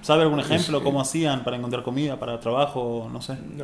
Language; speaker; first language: Spanish; native; Spanish